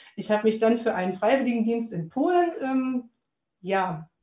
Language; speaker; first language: German; native; German